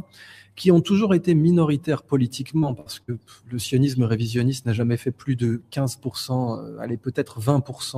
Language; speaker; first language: French; native; French